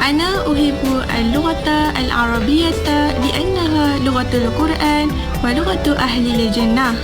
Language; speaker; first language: Arabic; non-native, learner; Malay